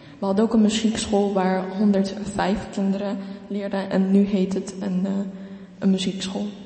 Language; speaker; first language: Dutch; non-native, fluent; Ukrainian